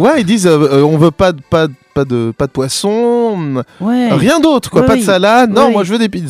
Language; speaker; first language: French; native; French